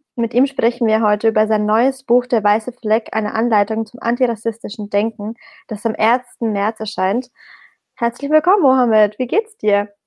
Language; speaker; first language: German; early bilingual, other home language; Persian